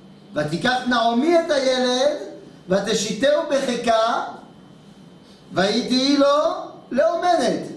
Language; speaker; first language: Hebrew; non-native, fluent; French